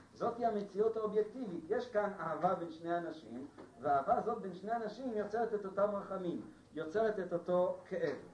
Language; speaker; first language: Hebrew; non-native, fluent; Spanish